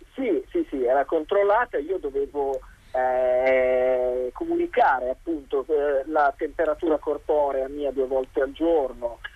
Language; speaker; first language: Italian; native; Italian